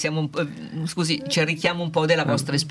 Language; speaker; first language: Italian; native; Italian